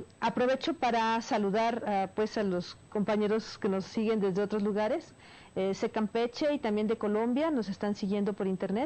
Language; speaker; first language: Spanish; native; Spanish